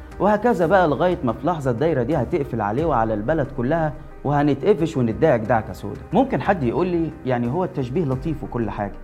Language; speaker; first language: Arabic; native; Arabic